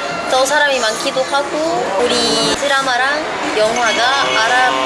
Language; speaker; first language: Korean; non-native, local second language; Arabic